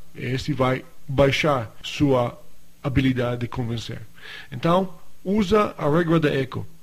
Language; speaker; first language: Portuguese; non-native, fluent; English